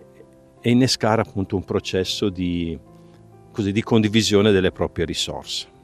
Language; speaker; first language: Italian; native; Italian